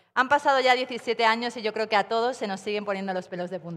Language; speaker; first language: Spanish; native; Spanish